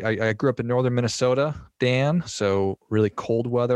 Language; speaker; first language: English; native; English